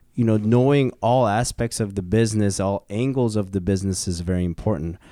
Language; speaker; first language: English; early bilingual, other home language; Korean